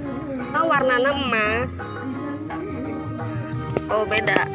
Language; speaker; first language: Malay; non-native, local second language; Sundanese